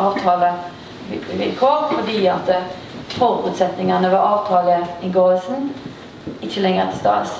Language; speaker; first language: Norwegian; native; Norwegian